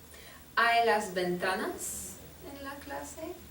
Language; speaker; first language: Spanish; non-native, fluent; English